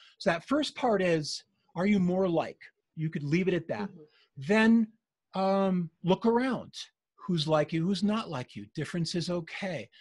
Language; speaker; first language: English; native; English